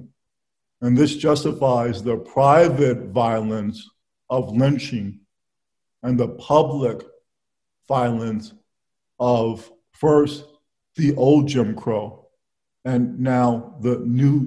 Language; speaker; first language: English; native; English